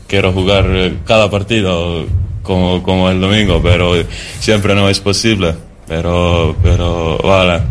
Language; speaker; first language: Spanish; non-native, learner; Estonian